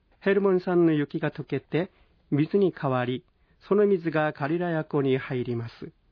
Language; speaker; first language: Japanese; non-native, fluent; Korean